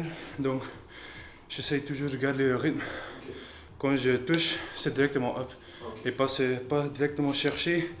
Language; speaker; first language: French; non-native, learner; Dutch